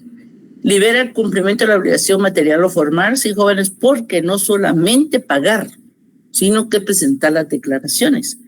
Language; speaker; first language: Spanish; native; Spanish